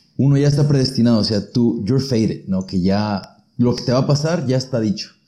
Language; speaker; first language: Spanish; native; Spanish